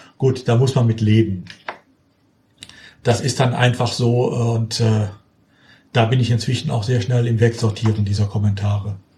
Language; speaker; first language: German; native; German